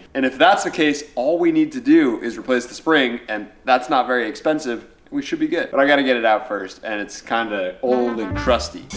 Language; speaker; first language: English; native; English